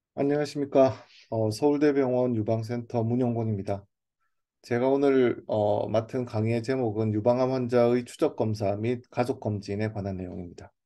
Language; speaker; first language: Korean; native; Korean